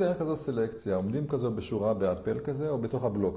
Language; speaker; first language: Hebrew; native; Hebrew